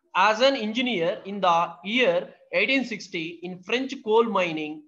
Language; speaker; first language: English; non-native, local second language; Kannada